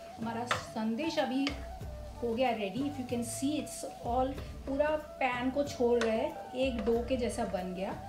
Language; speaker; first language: Hindi; non-native, local second language; Bangla